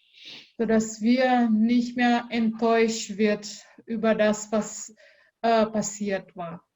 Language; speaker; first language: German; non-native, learner; Indonesian